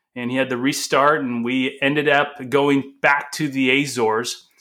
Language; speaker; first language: English; early bilingual, other home language; Portuguese